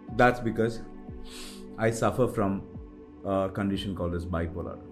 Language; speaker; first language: English; non-native, local second language; Malayalam